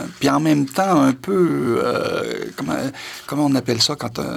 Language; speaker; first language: French; native; French